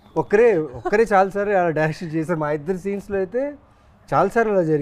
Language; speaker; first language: Telugu; native; Telugu